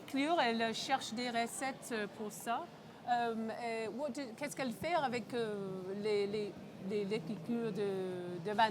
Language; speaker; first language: French; non-native, local second language; English